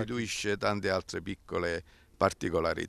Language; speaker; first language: Italian; native; Italian